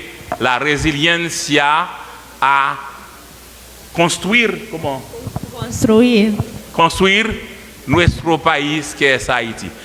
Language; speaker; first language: Spanish; non-native, learner; Haitian Creole